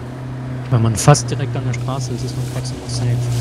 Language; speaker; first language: German; native; German